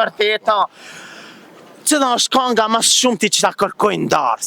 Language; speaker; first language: Albanian; native; Albanian